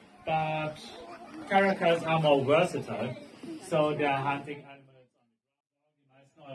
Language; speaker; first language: English; non-native, fluent; German